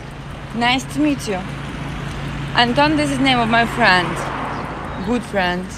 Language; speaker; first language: English; non-native, learner; Russian